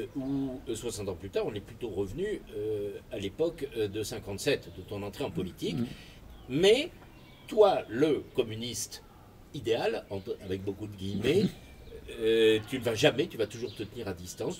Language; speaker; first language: French; native; French